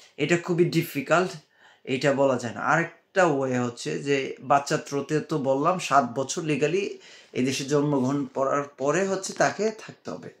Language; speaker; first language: Bangla; native; Bangla